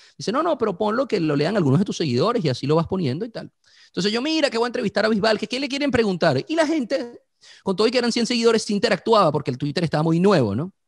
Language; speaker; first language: Spanish; native; Spanish